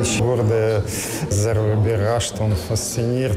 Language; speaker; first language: German; non-native, learner; Russian